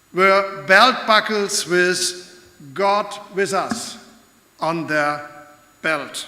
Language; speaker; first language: English; non-native, fluent; German